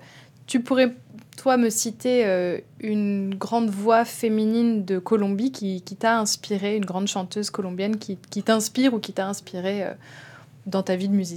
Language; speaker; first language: French; native; French